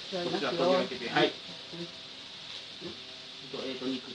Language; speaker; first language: Japanese; native; Japanese